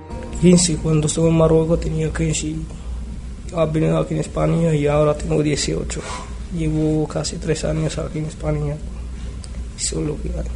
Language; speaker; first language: Spanish; non-native, learner; Arabic